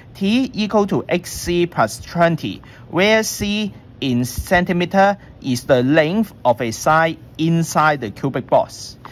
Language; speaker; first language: English; non-native, local second language; Chinese